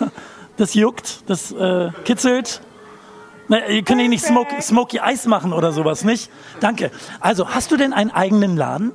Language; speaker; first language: German; native; German